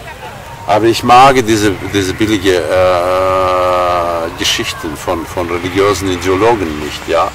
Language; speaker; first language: German; non-native, fluent; Armenian